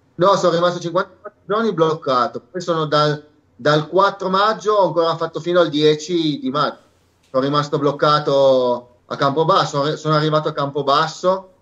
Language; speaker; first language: Italian; native; Italian